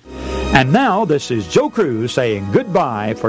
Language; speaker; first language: English; native; English